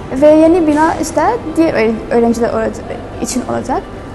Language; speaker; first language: Turkish; non-native, fluent; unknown